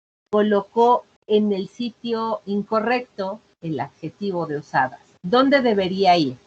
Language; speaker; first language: Spanish; native; Spanish